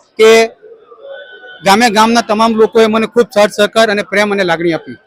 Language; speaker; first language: Gujarati; native; Gujarati